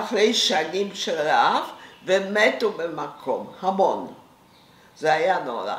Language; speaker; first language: Hebrew; non-native, fluent; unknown